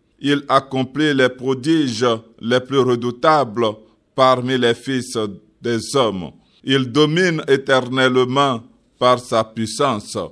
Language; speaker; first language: French; non-native, local second language; Yoruba